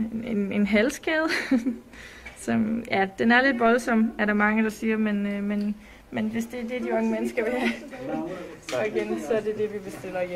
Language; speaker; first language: Danish; native; Danish